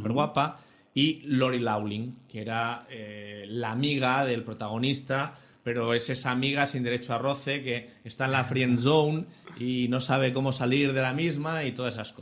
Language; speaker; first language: Spanish; native; Spanish